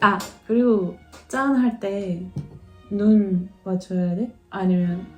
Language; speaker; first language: Korean; non-native, learner; Dutch